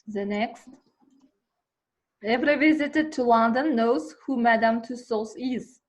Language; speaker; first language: English; non-native, learner; Kazakh